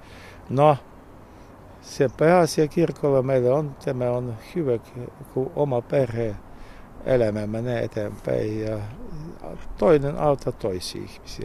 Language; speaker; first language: Finnish; non-native, learner; Russian